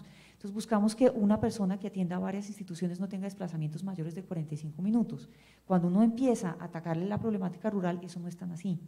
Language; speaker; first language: Spanish; native; Spanish